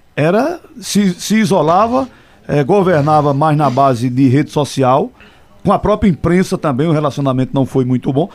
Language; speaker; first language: Portuguese; native; Portuguese